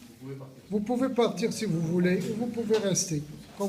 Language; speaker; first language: French; non-native, local second language; Arabic